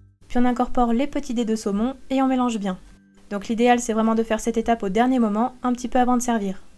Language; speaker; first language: French; native; French